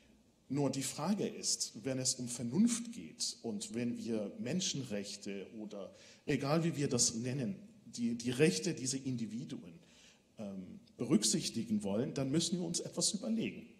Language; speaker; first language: German; non-native, fluent; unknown